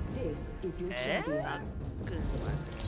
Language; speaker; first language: Japanese; native; Japanese